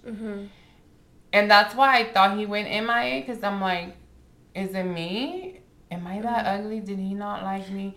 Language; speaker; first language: English; early bilingual, other home language; Spanish